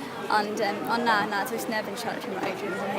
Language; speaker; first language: Welsh; non-native, local second language; English